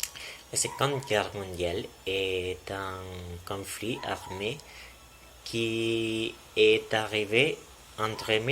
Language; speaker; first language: French; non-native, learner; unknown